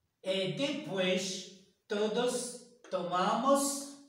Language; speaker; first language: Portuguese; non-native, learner; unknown